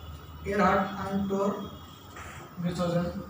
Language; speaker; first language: German; non-native, learner; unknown